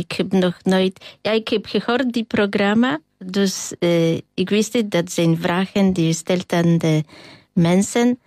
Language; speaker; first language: Dutch; non-native, learner; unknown